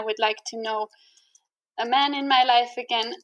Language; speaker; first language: English; non-native, fluent; Swiss German